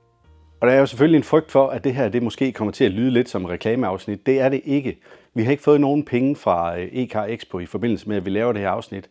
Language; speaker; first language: Danish; native; Danish